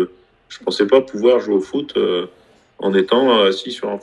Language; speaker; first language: French; native; French